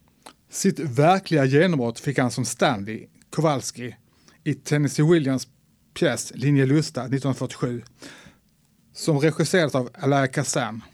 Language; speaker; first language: Swedish; native; Swedish